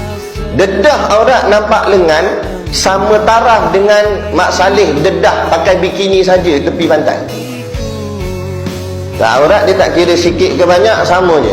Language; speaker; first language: Malay; native; Malay